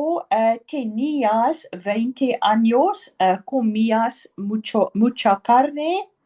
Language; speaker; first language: Spanish; non-native, learner; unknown